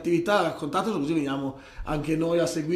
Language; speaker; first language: Italian; native; Italian